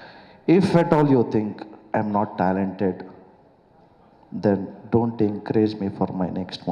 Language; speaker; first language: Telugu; non-native, learner; Kannada